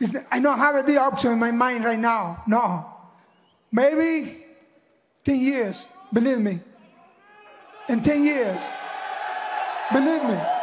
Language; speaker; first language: English; non-native, learner; Spanish